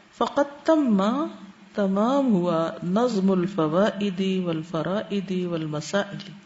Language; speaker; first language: Urdu; native; Urdu